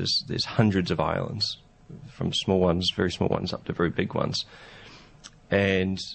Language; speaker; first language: English; native; English